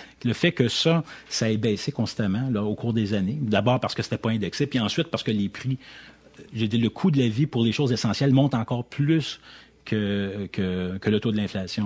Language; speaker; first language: French; native; French